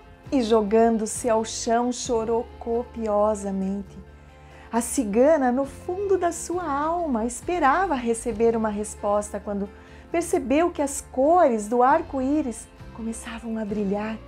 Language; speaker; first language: Portuguese; native; Portuguese